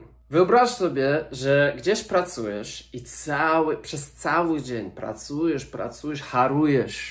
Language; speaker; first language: Polish; non-native, fluent; English